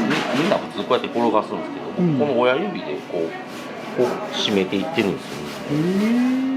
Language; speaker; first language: Japanese; native; Japanese